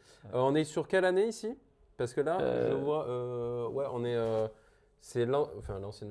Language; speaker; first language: French; native; French